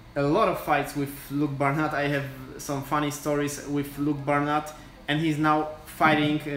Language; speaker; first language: English; non-native, fluent; Polish